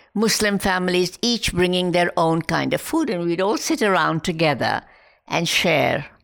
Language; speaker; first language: English; non-native, local second language; Hindi